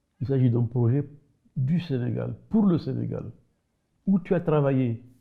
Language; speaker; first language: French; non-native, local second language; Wolof